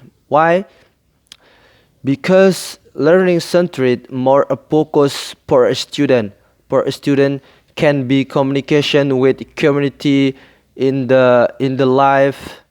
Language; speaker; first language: English; non-native, learner; Indonesian